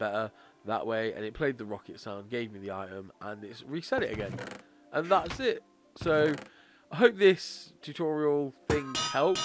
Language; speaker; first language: English; native; English